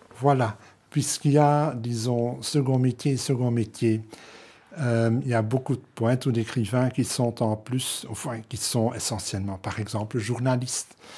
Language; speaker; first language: French; non-native, local second language; Dutch